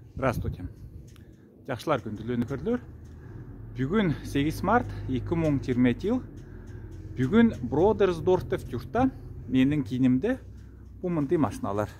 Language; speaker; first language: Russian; non-native, local second language; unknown